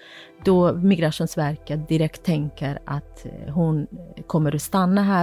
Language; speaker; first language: Swedish; non-native, fluent; Kurdish